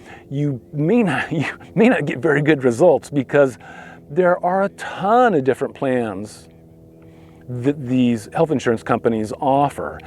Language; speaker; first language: English; native; English